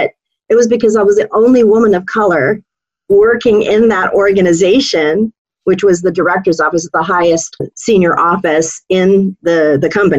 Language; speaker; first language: English; native; English